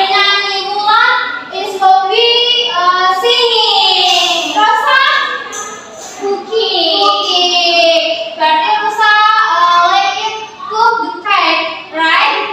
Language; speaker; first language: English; non-native, learner; Indonesian